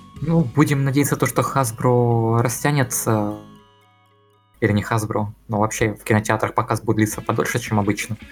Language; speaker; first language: Russian; native; Russian